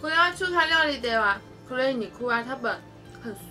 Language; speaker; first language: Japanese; non-native, learner; Chinese